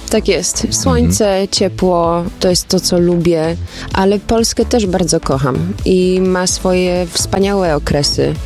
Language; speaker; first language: Polish; early bilingual, heritage; Polish